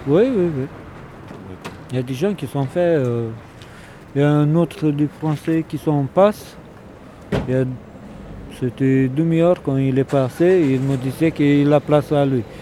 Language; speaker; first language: French; non-native, learner; Romanian